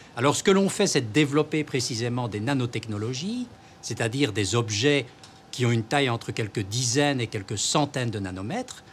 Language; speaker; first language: French; native; French